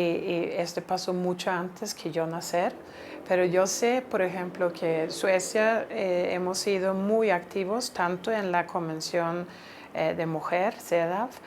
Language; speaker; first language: Spanish; non-native, fluent; Swedish